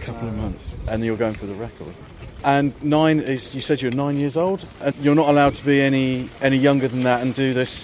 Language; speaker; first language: English; native; English